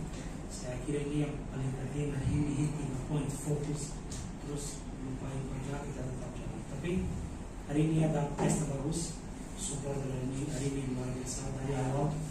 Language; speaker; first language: Indonesian; non-native, fluent; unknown